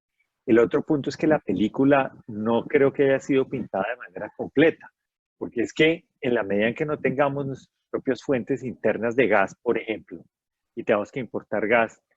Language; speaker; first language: Spanish; native; Spanish